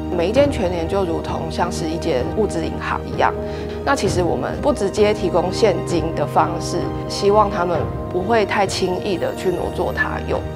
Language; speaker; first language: Chinese; native; Chinese